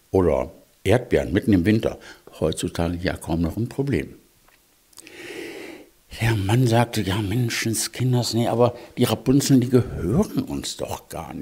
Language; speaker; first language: German; native; German